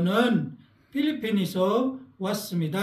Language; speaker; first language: Korean; non-native, learner; Filipino